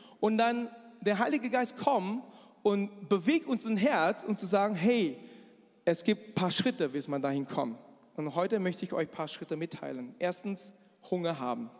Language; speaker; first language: German; non-native, fluent; Chinese